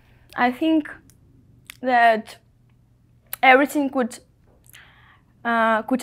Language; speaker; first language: English; non-native, fluent; Ukrainian